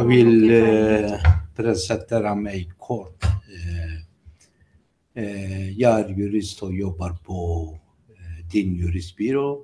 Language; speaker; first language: Swedish; non-native, fluent; Greek